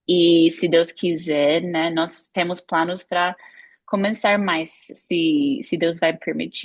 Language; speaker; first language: Portuguese; non-native, fluent; English